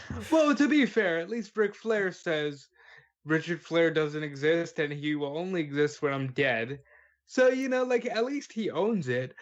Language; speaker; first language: English; native; English